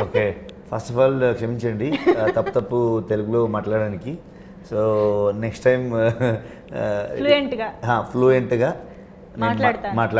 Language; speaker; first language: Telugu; non-native, learner; Kannada